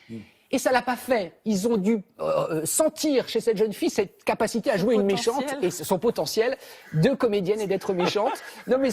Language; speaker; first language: French; native; French